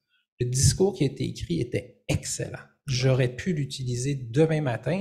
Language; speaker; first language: French; native; French